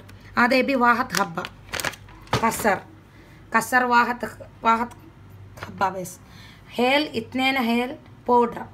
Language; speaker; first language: Arabic; non-native, learner; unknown